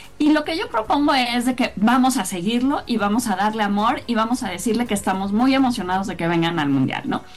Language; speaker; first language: Spanish; native; Spanish